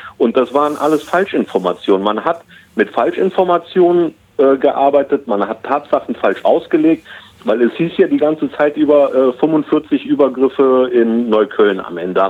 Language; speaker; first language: German; early bilingual, other home language; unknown